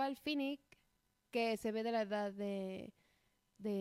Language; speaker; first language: Spanish; native; Spanish